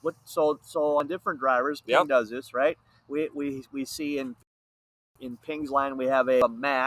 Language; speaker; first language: English; native; English